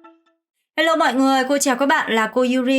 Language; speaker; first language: Vietnamese; non-native, fluent; Korean